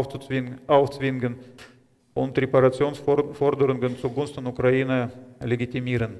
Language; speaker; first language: German; non-native, fluent; Russian